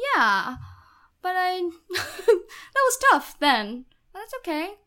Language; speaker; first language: English; non-native, fluent; Japanese